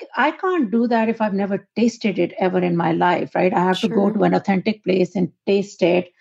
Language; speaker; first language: English; non-native, local second language; Urdu